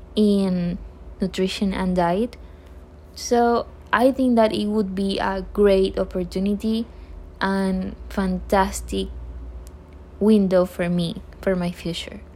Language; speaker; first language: English; non-native, learner; Spanish